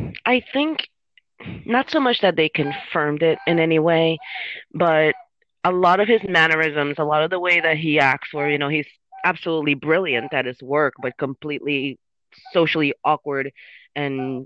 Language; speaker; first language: English; non-native, fluent; Spanish